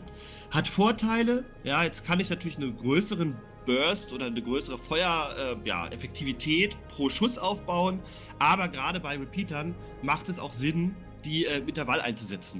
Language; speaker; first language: German; native; German